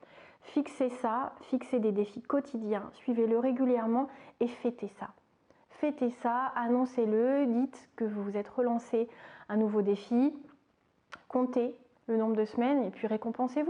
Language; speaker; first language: French; native; French